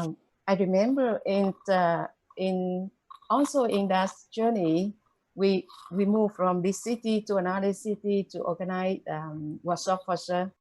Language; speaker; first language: English; non-native, learner; Vietnamese